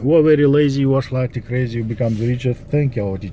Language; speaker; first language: English; non-native, learner; Kazakh